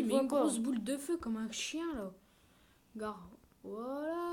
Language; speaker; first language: French; native; French